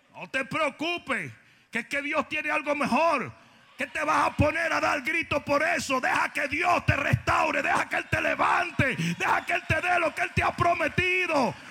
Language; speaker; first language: Spanish; native; Spanish